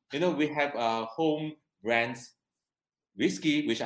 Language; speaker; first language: English; non-native, local second language; Cantonese